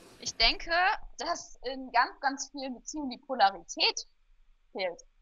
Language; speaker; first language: German; early bilingual, other home language; Portuguese